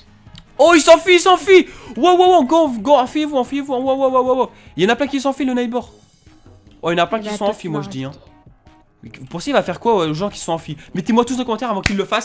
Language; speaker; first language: French; native; French